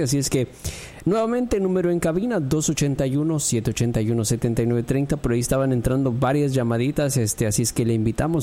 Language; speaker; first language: Spanish; native; Spanish